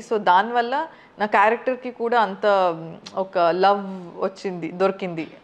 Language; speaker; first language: Telugu; non-native, fluent; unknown